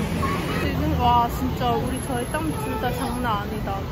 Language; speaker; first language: Korean; non-native, learner; Chinese